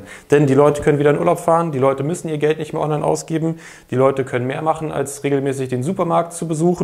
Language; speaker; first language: German; native; German